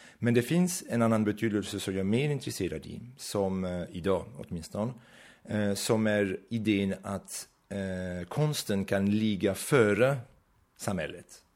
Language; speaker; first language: Swedish; non-native, fluent; French